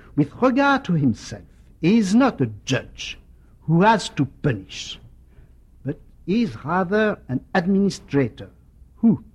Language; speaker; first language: English; non-native, fluent; French